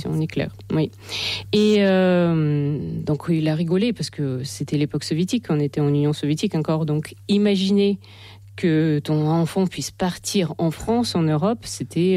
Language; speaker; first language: French; non-native, fluent; Russian